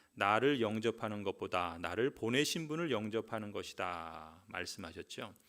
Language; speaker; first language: Korean; native; Korean